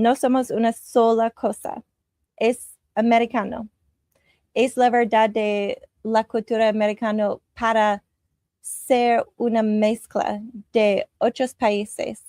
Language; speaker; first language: Spanish; non-native, learner; English